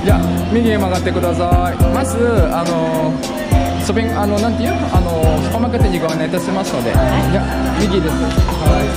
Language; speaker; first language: Japanese; non-native, fluent; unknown